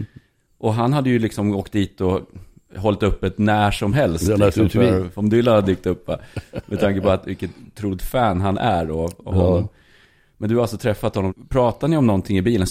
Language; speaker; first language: Swedish; native; Swedish